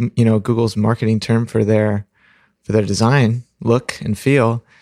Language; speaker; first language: English; native; English